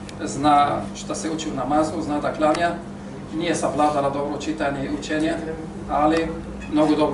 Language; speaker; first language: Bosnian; non-native, fluent; Arabic